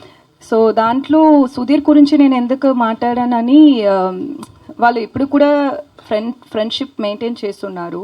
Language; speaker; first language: Telugu; non-native, local second language; Tamil